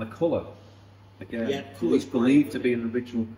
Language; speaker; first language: English; native; English